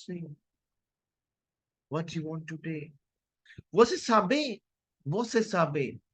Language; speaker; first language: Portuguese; non-native, learner; Hindi